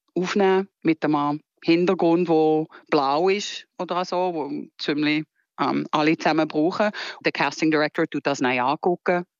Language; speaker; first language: German; native; German